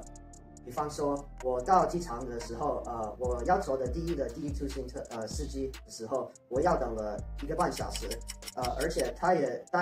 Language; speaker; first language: Chinese; non-native, learner; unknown